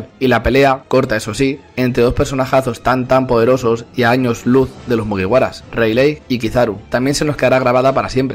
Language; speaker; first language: Spanish; native; Spanish